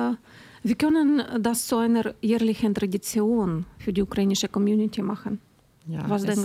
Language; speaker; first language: German; non-native, learner; Ukrainian